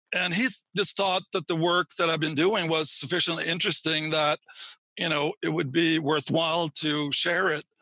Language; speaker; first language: English; non-native, fluent; Swedish